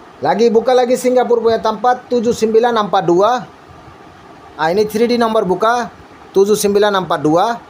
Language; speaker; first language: Malay; non-native, learner; Bangla